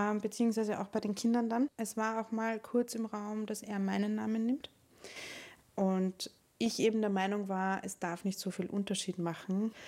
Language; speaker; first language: German; native; German